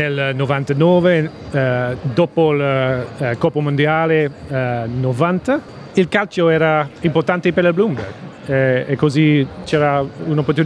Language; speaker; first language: Italian; non-native, learner; English